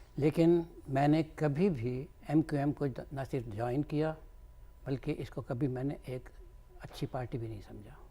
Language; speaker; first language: Urdu; native; Urdu